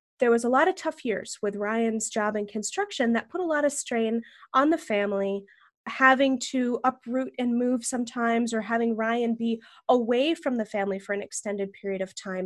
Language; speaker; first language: English; native; English